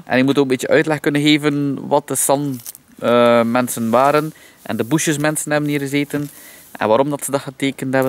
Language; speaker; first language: Dutch; native; Dutch